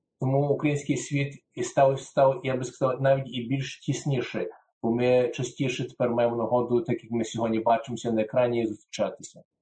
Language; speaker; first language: Ukrainian; early bilingual, heritage; Ukrainian